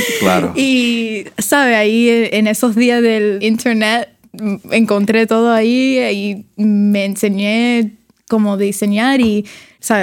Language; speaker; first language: Spanish; early bilingual, other home language; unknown